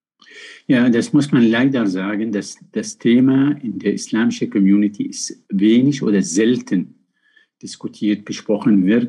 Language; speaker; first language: German; non-native, fluent; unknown